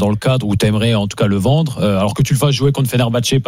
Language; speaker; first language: French; native; French